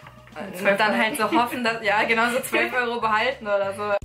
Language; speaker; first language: German; native; German